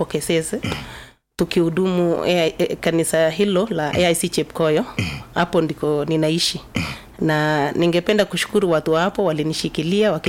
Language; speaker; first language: Swahili; non-native, local second language; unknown